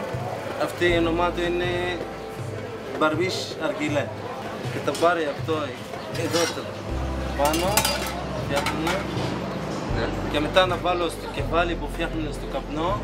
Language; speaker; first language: Greek; non-native, learner; Arabic